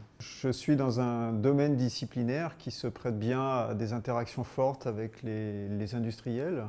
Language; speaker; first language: French; native; French